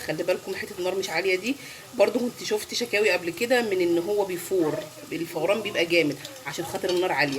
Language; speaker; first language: Arabic; native; Arabic